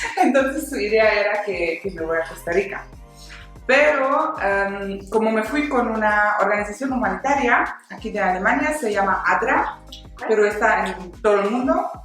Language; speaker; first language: Spanish; non-native, fluent; German